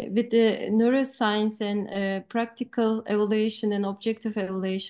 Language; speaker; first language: English; non-native, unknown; Turkish